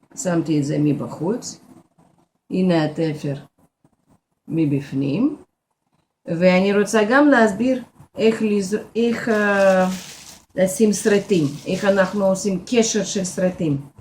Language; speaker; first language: Hebrew; non-native, fluent; Russian